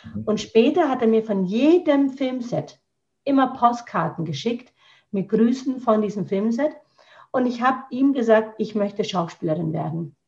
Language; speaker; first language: German; native; German